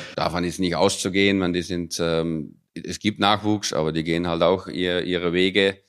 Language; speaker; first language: German; early bilingual, other home language; Dutch